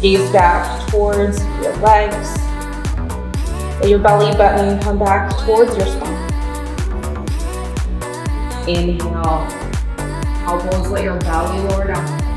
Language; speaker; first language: English; native; English